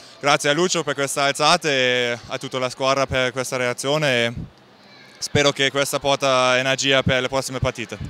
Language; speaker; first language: Italian; non-native, fluent; German